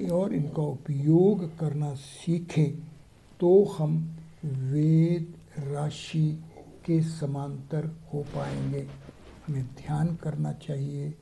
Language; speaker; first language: Hindi; native; Hindi